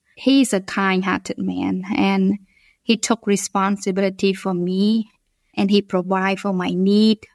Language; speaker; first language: English; non-native, fluent; Khmer